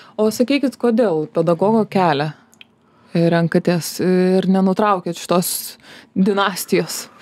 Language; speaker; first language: Lithuanian; native; Lithuanian